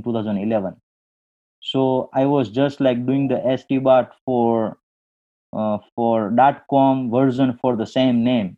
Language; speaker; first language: English; non-native, local second language; Gujarati